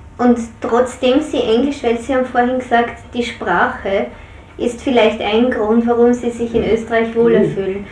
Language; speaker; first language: German; native; German